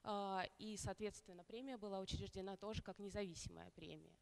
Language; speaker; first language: Russian; native; Russian